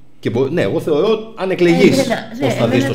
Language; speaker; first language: Greek; native; Greek